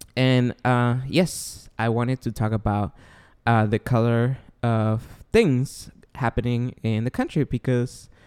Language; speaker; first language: English; non-native, fluent; Spanish